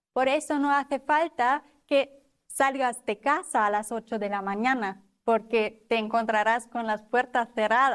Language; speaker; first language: Spanish; non-native, fluent; German